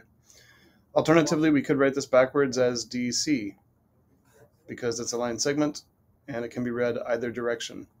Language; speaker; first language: English; native; English